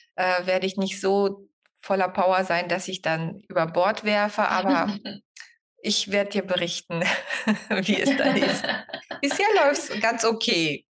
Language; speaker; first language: German; non-native, fluent; Bulgarian